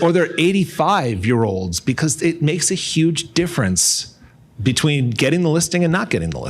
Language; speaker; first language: English; native; English